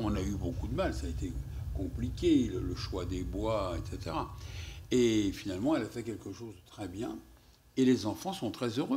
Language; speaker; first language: French; native; French